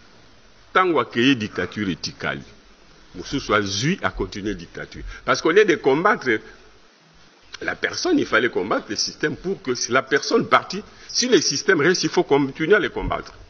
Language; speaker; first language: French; non-native, local second language; Lingala